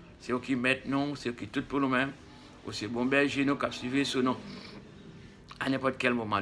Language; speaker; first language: French; non-native, local second language; Haitian Creole